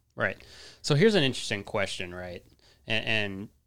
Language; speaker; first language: English; native; English